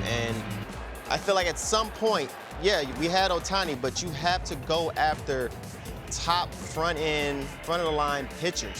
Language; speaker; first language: English; native; English